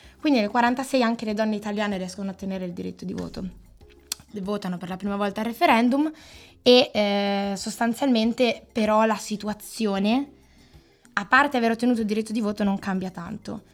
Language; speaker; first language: Italian; native; Italian